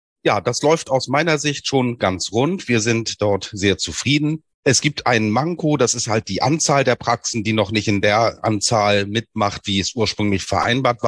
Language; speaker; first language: German; native; German